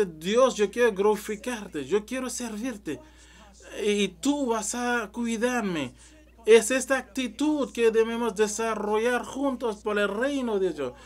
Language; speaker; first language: Spanish; non-native, learner; French